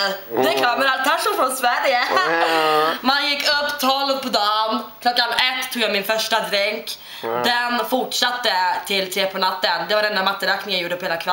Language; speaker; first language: Swedish; native; Swedish